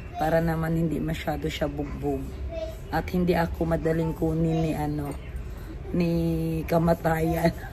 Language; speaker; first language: Filipino; non-native, local second language; Cebuano